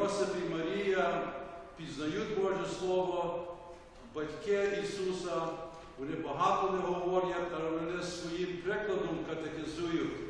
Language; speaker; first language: Ukrainian; early bilingual, heritage; Ukrainian